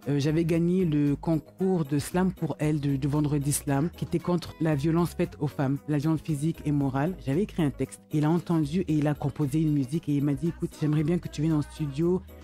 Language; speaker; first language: French; early bilingual, other home language; Lingala